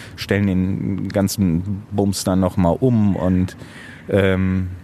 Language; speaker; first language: German; native; German